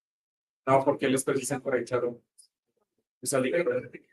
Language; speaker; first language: Portuguese; non-native, learner; Spanish